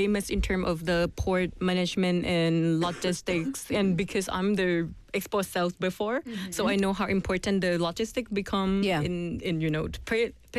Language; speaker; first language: English; non-native, fluent; Thai